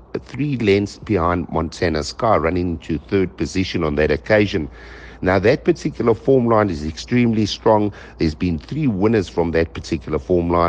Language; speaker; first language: English; native; English